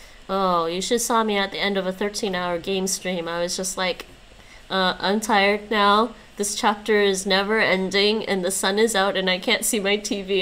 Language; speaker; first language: English; native; English